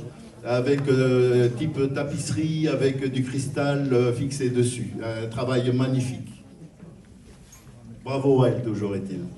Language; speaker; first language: French; native; French